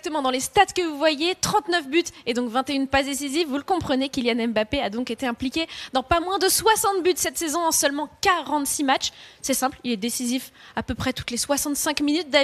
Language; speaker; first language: French; native; French